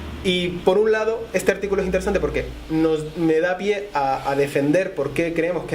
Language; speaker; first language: Spanish; native; Spanish